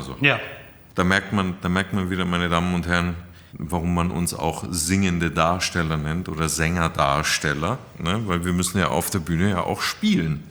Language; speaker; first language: German; native; German